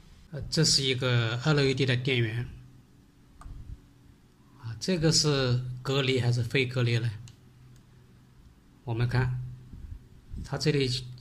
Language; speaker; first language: Chinese; native; Chinese